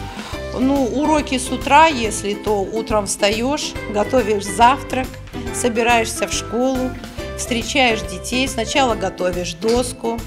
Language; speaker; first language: Russian; native; Russian